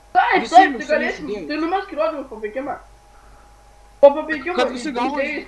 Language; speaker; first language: Lithuanian; native; Lithuanian